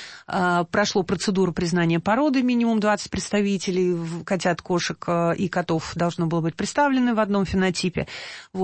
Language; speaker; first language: Russian; native; Russian